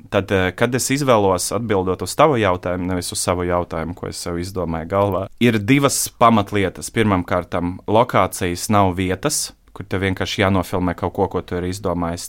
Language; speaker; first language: Latvian; non-native, local second language; Russian